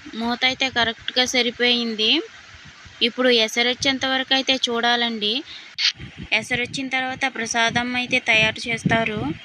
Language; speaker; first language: Telugu; non-native, local second language; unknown